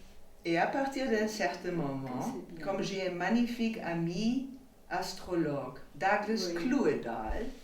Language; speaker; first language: French; non-native, fluent; German